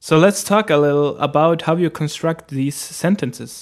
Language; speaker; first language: English; non-native, fluent; Swedish